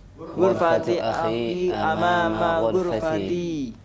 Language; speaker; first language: Arabic; non-native, learner; Indonesian